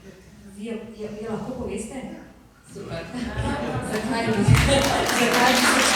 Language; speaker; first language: Slovenian; native; Slovenian